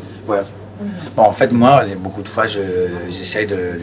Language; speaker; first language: French; non-native, learner; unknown